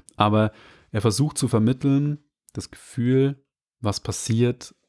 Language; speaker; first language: German; native; German